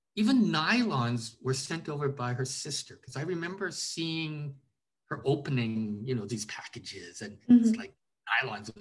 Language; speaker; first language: English; native; English